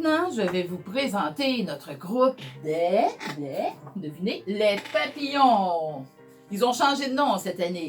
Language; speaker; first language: French; native; French